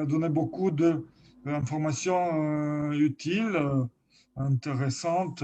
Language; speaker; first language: French; non-native, fluent; Lithuanian